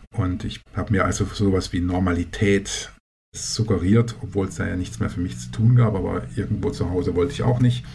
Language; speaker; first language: German; native; German